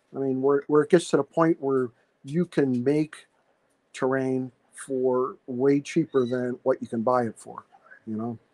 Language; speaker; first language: English; native; English